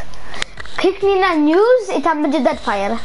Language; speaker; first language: Polish; early bilingual, heritage; Polish